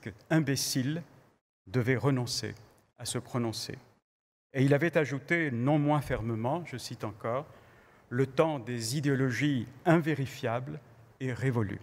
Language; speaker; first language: French; native; French